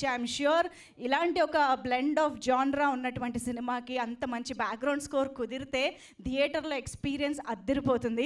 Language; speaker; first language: Telugu; native; Telugu